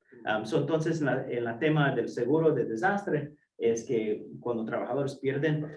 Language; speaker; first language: Spanish; non-native, fluent; English